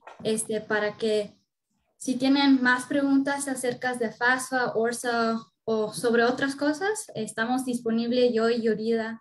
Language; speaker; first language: Spanish; early bilingual, heritage; Spanish